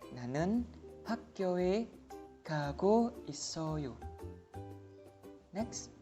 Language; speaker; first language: Korean; non-native, fluent; Indonesian